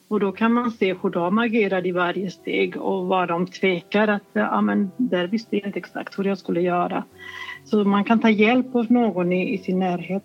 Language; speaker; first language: Swedish; non-native, fluent; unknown